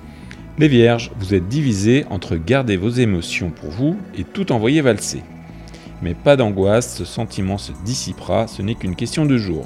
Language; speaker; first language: French; native; French